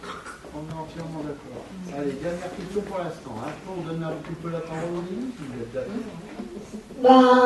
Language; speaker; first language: French; native; French